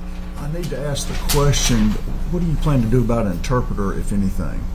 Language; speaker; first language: English; native; English